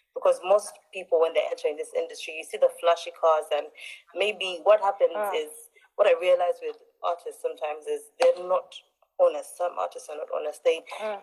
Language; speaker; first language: English; non-native, local second language; Ganda